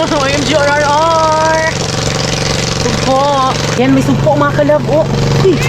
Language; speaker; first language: Filipino; non-native, local second language; Cebuano